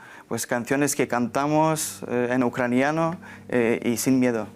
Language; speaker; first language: Spanish; non-native, learner; Ukrainian